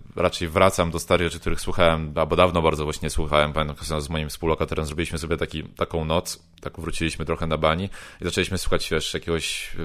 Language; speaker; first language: Polish; native; Polish